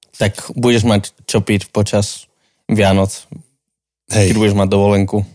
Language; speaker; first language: Slovak; non-native, fluent; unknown